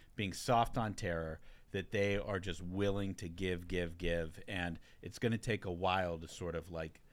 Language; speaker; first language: English; native; English